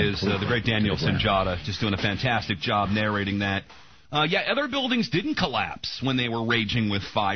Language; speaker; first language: English; native; English